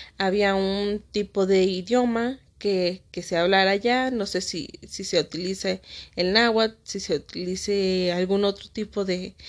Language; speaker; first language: Spanish; native; Spanish